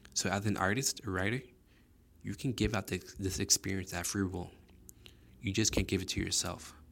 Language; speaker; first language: English; native; English